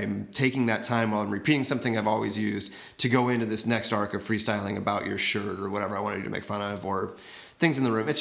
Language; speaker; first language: English; native; English